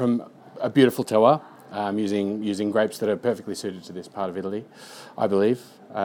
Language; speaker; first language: English; native; English